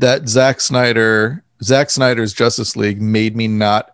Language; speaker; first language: English; native; English